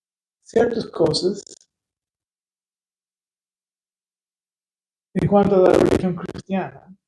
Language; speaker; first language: Spanish; non-native, fluent; English